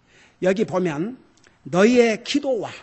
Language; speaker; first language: Korean; native; Korean